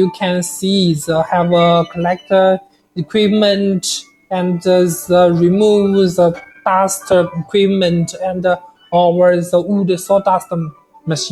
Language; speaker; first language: English; non-native, learner; Chinese